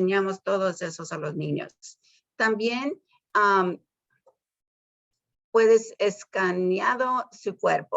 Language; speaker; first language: Spanish; early bilingual, heritage; Spanish